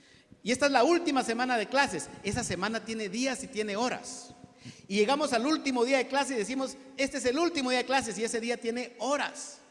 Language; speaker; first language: Spanish; native; Spanish